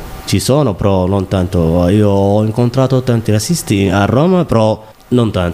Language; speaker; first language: Italian; non-native, learner; Somali